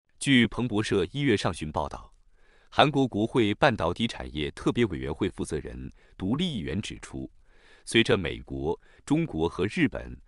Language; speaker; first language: Chinese; native; Chinese